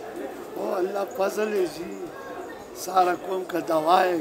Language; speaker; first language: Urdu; non-native, local second language; Pashto